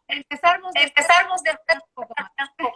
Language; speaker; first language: Spanish; non-native, learner; Portuguese